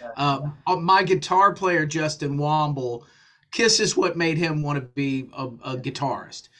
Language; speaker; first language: English; native; English